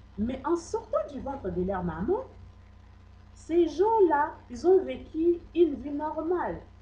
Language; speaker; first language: French; non-native, local second language; Lingala